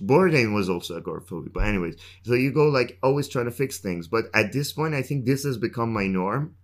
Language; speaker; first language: English; non-native, fluent; Persian